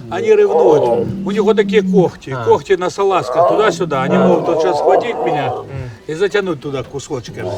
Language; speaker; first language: Russian; native; Russian